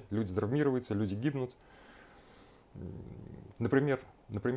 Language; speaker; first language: Russian; native; Russian